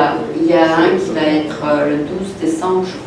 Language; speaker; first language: French; non-native, fluent; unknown